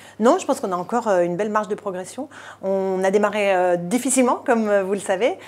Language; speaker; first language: French; native; French